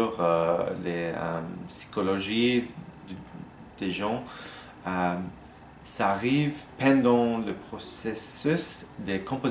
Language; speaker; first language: French; non-native, learner; English